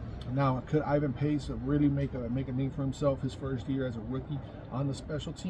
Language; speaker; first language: English; native; English